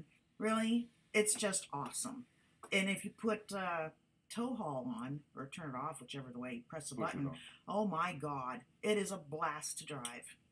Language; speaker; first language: English; native; English